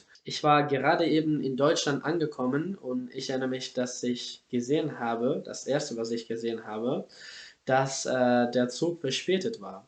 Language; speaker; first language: German; non-native, fluent; Spanish